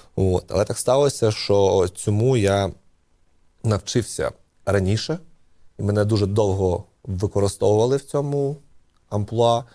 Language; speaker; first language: Ukrainian; non-native, local second language; Russian